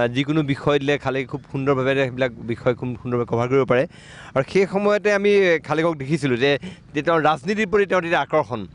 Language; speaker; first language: Assamese; native; Assamese